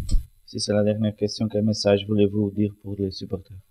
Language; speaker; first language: French; non-native, learner; Portuguese